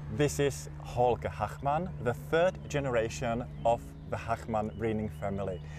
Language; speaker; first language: English; non-native, fluent; Czech